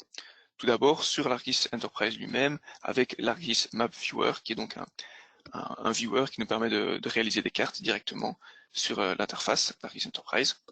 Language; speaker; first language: French; native; French